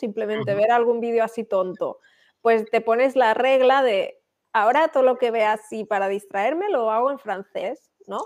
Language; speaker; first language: Spanish; native; Spanish